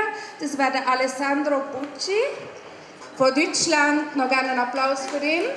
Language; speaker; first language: German; native; German